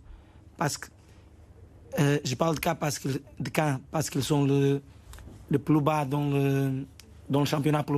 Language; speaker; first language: French; non-native, fluent; Portuguese